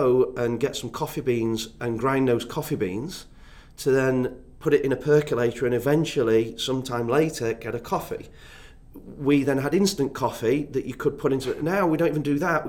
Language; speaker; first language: English; native; English